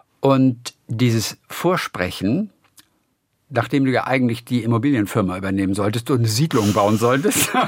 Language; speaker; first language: German; native; German